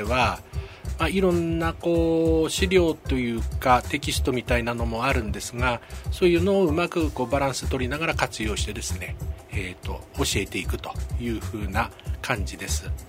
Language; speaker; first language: Japanese; native; Japanese